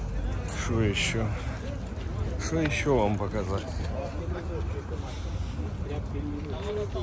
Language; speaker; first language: Russian; native; Russian